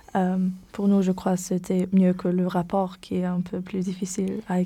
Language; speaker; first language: French; non-native, learner; German